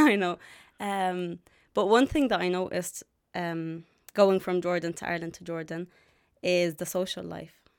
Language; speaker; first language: English; native; English